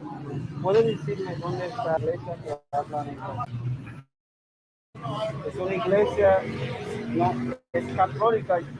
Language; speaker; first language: Spanish; non-native, learner; English